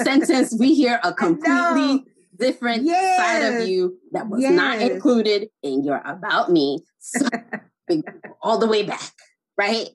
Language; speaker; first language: English; non-native, local second language; Igbo